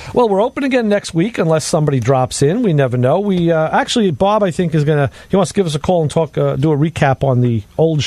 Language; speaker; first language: English; native; English